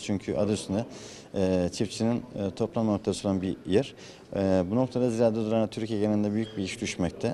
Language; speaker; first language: Turkish; native; Turkish